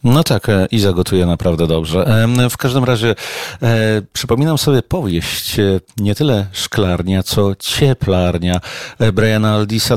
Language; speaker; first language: Polish; native; Polish